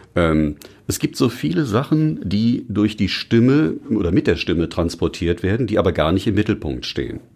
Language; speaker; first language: German; native; German